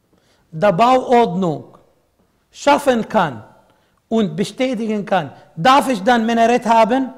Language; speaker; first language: German; non-native, fluent; Arabic